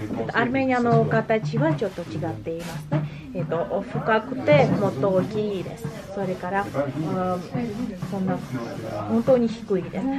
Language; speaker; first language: Japanese; non-native, learner; Armenian